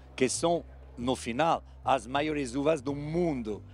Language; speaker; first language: Portuguese; non-native, fluent; French